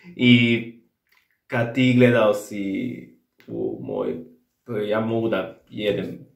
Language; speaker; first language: Serbian; non-native, learner; Spanish